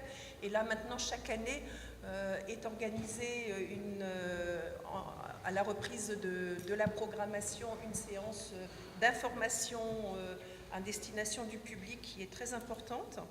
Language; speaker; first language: French; native; French